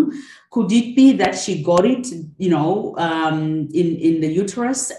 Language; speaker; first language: English; non-native, local second language; Shona